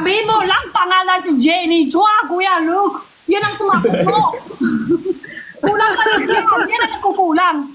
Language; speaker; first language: Filipino; non-native, learner; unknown